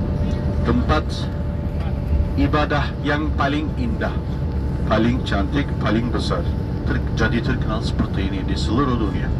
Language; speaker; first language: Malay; non-native, fluent; Turkish